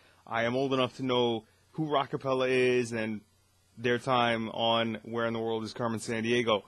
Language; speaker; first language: English; native; English